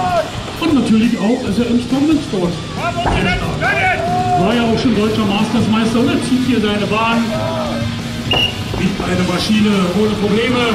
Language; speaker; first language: German; native; German